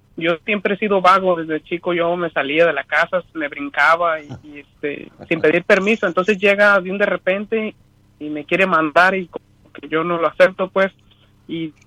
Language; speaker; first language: Spanish; native; Spanish